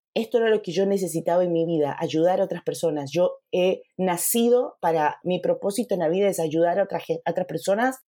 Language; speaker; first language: Spanish; native; Spanish